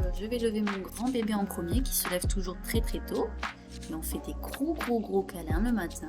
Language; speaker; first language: French; native; French